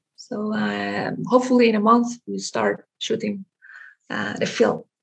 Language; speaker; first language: English; non-native, fluent; Persian